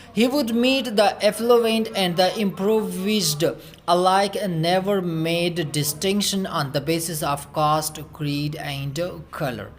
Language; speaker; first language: English; non-native, local second language; Urdu